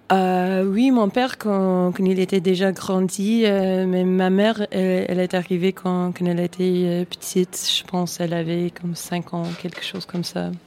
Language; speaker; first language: French; non-native, fluent; English